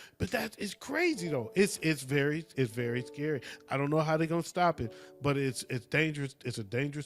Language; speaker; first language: English; native; English